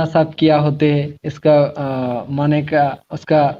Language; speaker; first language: Hindi; non-native, learner; Bangla